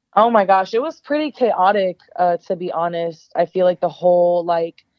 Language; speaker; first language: English; native; English